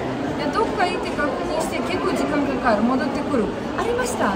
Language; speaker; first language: Japanese; non-native, fluent; Romanian